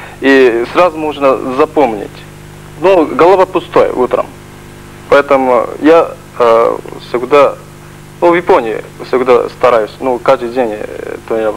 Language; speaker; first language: Russian; non-native, learner; Japanese